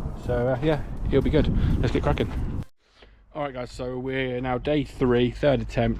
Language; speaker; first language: English; native; English